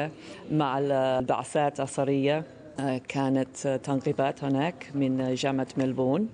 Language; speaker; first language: Arabic; non-native, fluent; English